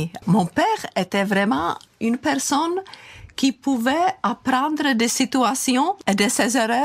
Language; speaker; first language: French; non-native, fluent; Czech